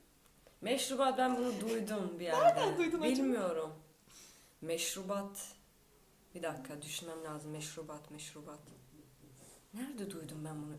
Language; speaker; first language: Turkish; non-native, fluent; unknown